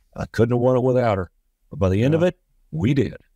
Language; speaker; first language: English; native; English